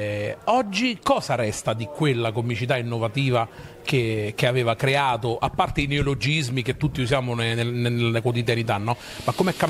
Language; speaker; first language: Italian; native; Italian